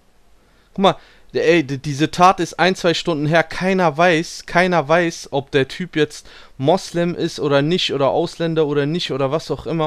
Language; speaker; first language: German; native; German